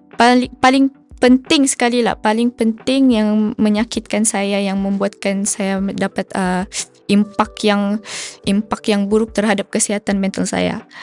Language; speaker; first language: Malay; native; Malay